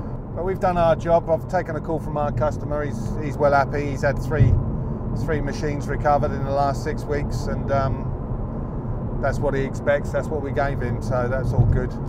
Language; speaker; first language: English; native; English